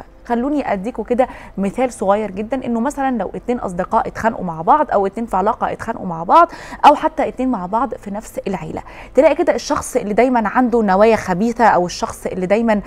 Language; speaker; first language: Arabic; native; Arabic